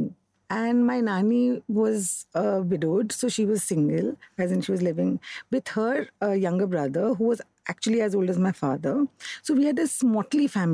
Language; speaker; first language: English; non-native, local second language; Hindi